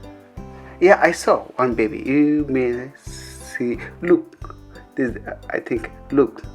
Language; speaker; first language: English; non-native, learner; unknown